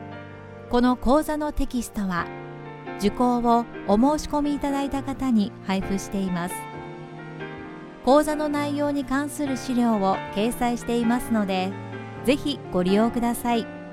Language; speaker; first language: Japanese; native; Japanese